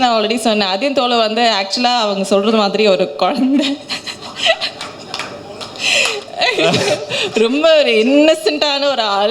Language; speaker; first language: Tamil; non-native, learner; Malayalam